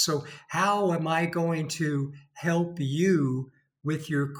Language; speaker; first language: English; native; English